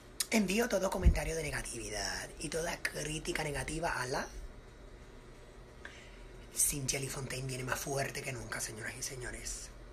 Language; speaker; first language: Spanish; native; Spanish